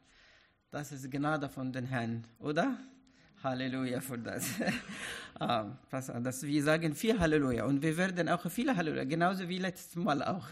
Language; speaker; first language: German; non-native, fluent; Arabic